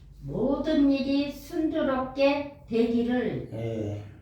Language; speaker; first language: Korean; non-native, learner; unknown